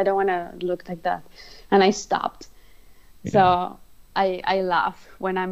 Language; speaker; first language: English; non-native, fluent; Spanish